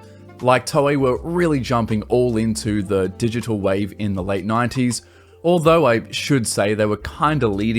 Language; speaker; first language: English; native; English